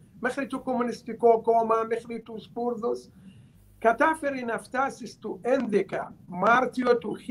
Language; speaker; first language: Greek; non-native, learner; Arabic